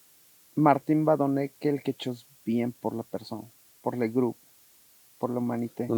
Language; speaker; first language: French; non-native, learner; Spanish